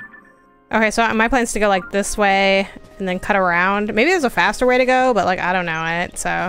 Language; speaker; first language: English; native; English